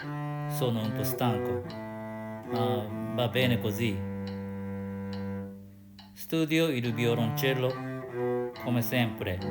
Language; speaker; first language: Italian; non-native, learner; Japanese